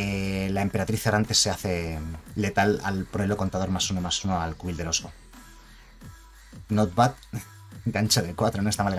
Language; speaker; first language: Spanish; native; Spanish